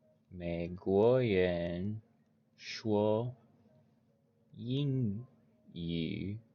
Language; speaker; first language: Chinese; non-native, learner; English